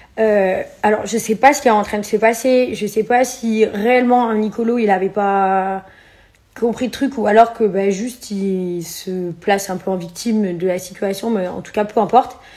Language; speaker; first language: French; native; French